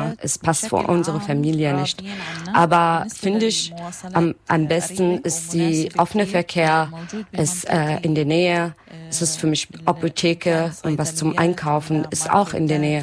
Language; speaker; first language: German; non-native, learner; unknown